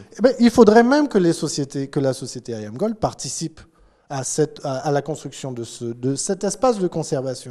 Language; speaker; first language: French; native; French